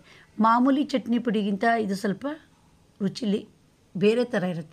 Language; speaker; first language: Kannada; native; Kannada